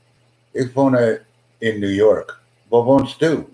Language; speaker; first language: German; non-native, learner; English